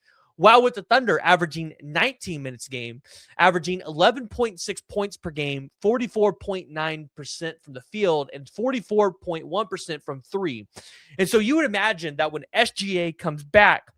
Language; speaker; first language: English; native; English